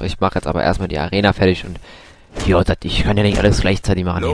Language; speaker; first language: German; native; German